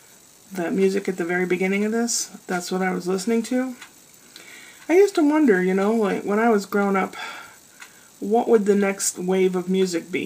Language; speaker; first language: English; native; English